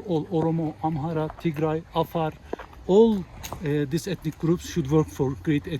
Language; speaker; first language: English; non-native, fluent; Turkish